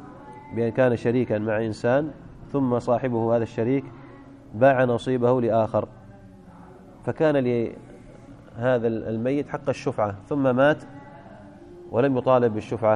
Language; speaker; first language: Arabic; native; Arabic